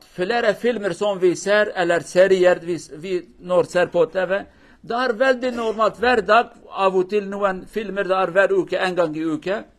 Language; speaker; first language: Norwegian; non-native, fluent; Kurdish